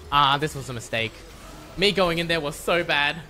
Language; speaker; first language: English; native; English